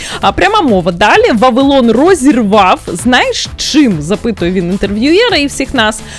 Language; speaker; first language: Ukrainian; native; Ukrainian